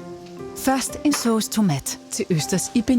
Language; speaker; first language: Danish; native; Danish